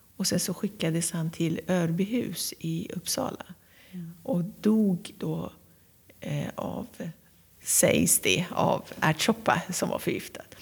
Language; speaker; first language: Swedish; non-native, fluent; Persian